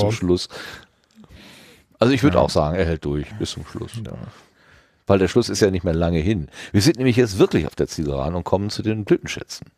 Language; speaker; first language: German; native; German